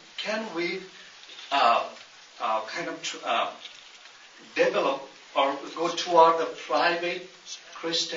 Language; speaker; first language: English; non-native, local second language; Nepali